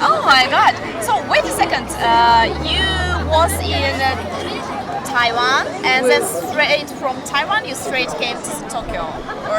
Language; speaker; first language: English; non-native, learner; Russian